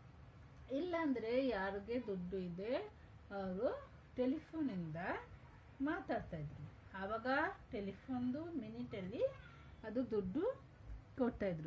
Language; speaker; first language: Kannada; non-native, fluent; Hindi